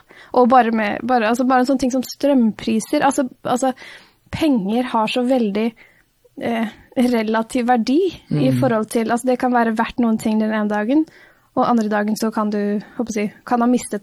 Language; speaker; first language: Norwegian; native; Norwegian